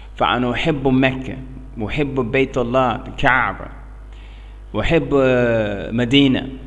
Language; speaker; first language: Arabic; non-native, learner; English